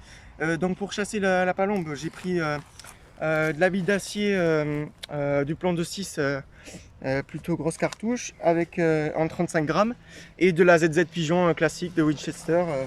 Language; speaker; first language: French; native; French